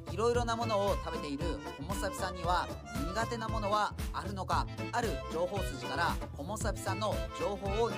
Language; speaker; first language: Japanese; native; Japanese